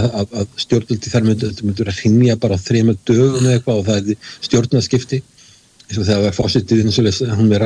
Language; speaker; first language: Icelandic; native; Icelandic